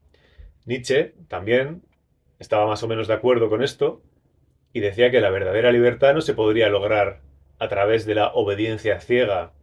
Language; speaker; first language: Spanish; native; Spanish